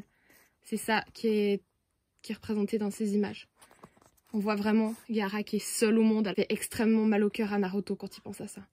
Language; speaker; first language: French; native; French